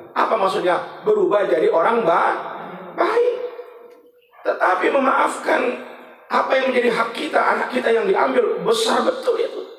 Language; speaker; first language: Indonesian; native; Indonesian